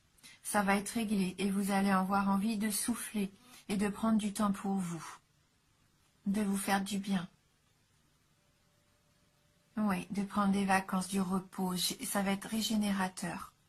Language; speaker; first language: French; native; French